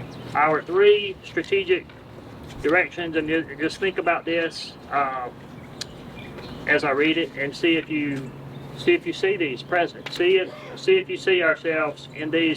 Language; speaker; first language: English; native; English